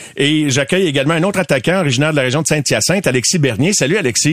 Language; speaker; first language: French; native; French